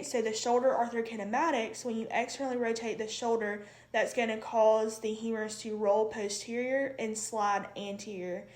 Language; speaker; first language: English; native; English